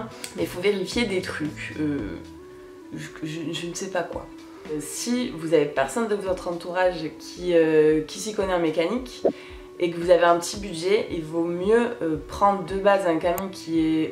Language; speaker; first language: French; native; French